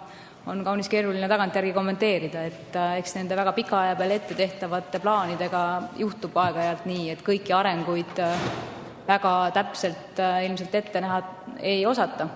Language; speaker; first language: Estonian; native; Estonian